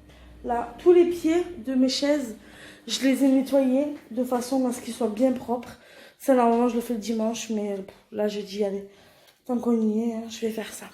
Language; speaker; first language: French; native; French